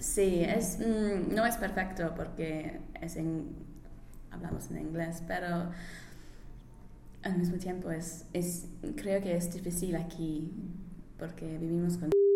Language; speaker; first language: Spanish; non-native, learner; English